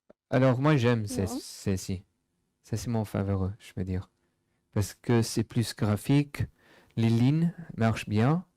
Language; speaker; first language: French; non-native, fluent; English